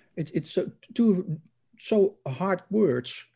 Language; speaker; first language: English; non-native, learner; Dutch